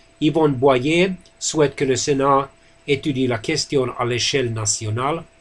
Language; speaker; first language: French; non-native, fluent; Finnish